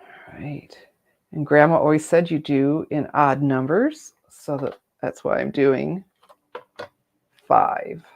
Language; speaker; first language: English; native; English